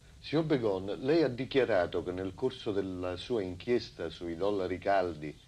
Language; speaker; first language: Italian; native; Italian